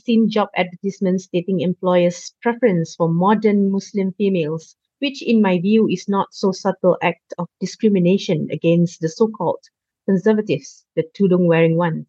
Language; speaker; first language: English; non-native, local second language; Malay